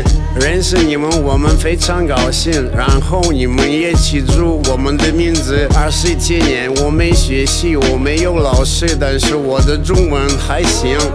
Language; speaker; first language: Chinese; non-native, learner; Russian